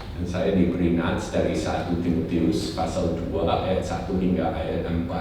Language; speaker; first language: Indonesian; non-native, fluent; English